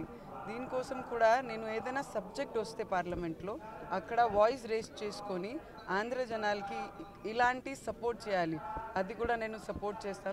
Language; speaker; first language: Telugu; non-native, learner; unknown